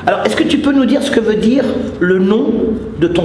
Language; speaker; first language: French; native; French